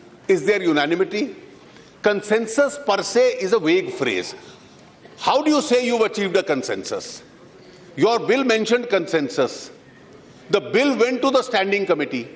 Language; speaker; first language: English; non-native, local second language; Hindi